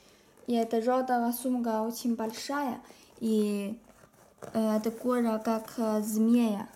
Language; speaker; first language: Russian; non-native, learner; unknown